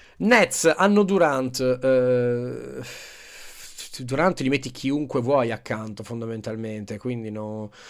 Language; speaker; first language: Italian; native; Italian